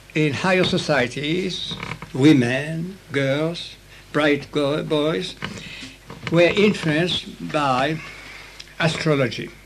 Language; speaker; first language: English; non-native, fluent; French